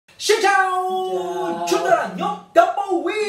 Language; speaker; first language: Vietnamese; non-native, learner; Japanese